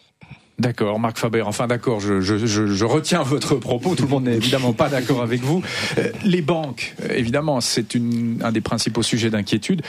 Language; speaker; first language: French; native; French